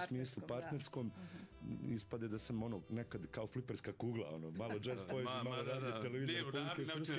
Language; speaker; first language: Serbian; native; Serbian